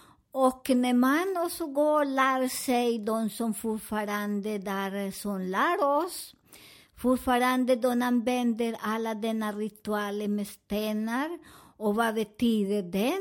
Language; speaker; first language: Swedish; non-native, learner; Spanish